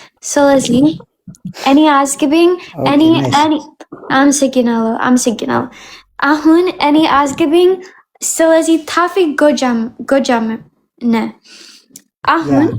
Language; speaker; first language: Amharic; non-native, learner; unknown